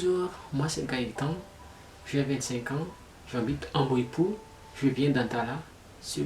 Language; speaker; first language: French; non-native, local second language; Malagasy